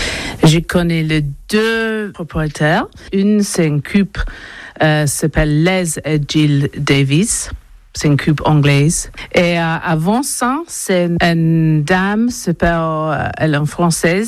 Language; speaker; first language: French; non-native, learner; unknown